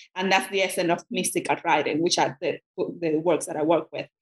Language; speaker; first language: English; non-native, fluent; Spanish